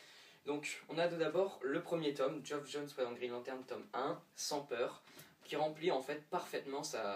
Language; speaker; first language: French; native; French